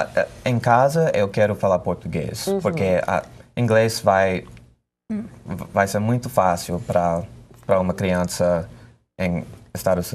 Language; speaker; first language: Portuguese; non-native, learner; English